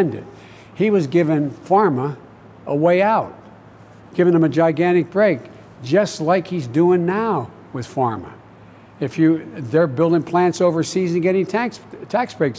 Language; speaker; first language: English; native; English